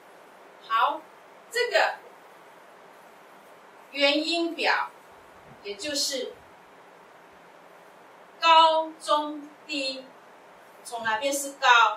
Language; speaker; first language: Chinese; non-native, local second language; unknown